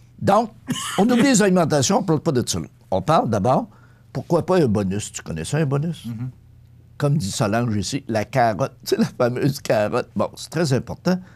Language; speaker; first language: French; native; French